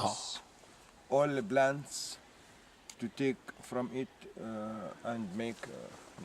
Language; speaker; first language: English; non-native, learner; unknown